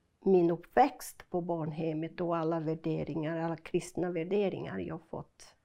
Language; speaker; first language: Swedish; non-native, fluent; Portuguese